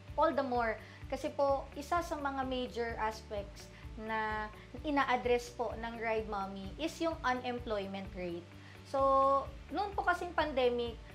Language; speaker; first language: Filipino; non-native, local second language; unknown